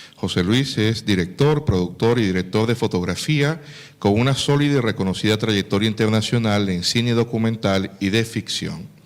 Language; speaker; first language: Spanish; native; Spanish